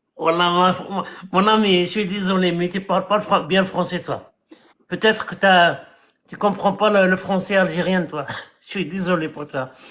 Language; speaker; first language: French; non-native, local second language; Arabic